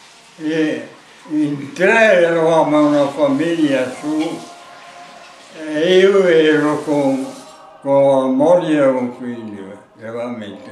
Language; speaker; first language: Italian; non-native, local second language; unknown